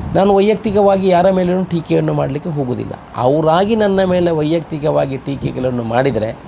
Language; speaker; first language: Kannada; non-native, local second language; Tulu